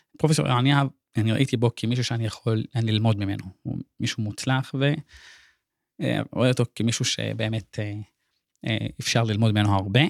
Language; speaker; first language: Hebrew; non-native, local second language; Arabic